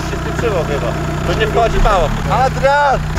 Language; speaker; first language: Polish; native; Polish